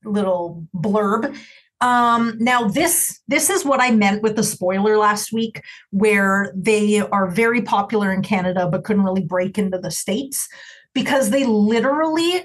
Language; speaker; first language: English; native; English